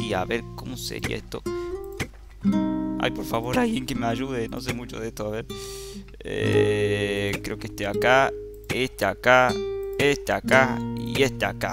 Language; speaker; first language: Spanish; native; Spanish